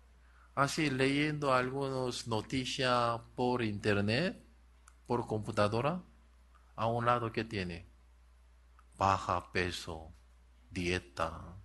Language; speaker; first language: Spanish; non-native, learner; Korean